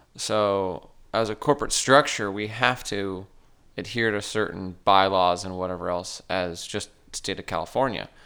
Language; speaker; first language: English; native; English